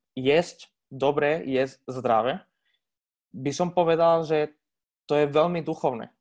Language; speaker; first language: Slovak; non-native, fluent; Spanish